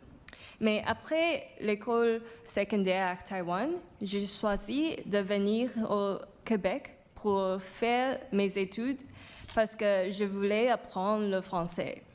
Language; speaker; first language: French; non-native, fluent; Chinese